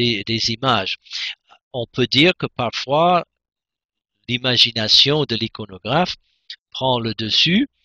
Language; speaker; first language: French; non-native, fluent; English